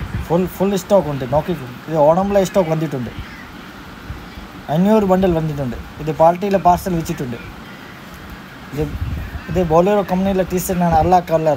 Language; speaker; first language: Malayalam; non-native, local second language; Hindi